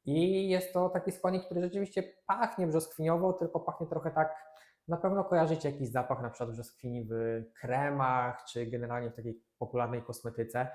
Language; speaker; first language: Polish; native; Polish